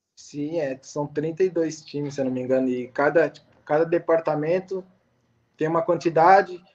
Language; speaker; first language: Portuguese; native; Portuguese